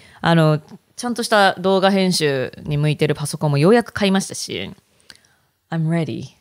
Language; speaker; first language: Japanese; native; Japanese